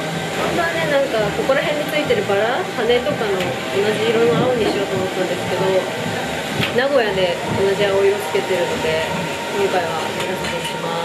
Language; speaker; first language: Japanese; native; Japanese